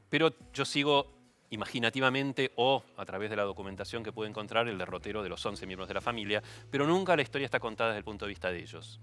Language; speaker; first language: Spanish; native; Spanish